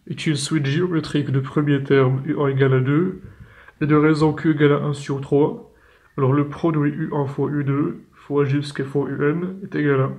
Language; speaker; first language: French; non-native, local second language; Arabic